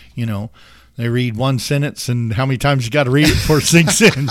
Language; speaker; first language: English; native; English